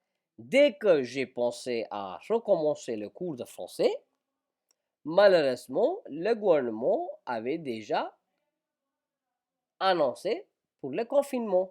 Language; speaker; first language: French; non-native, fluent; Hindi